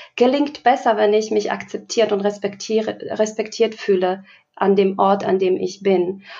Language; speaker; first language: German; non-native, fluent; Slovak